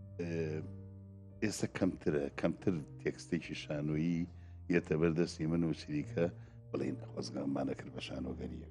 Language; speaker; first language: Central Kurdish; native; Central Kurdish